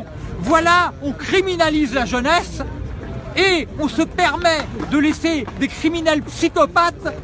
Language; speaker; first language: French; native; French